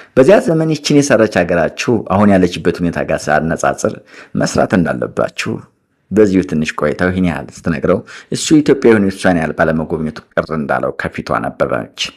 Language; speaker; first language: Amharic; native; Amharic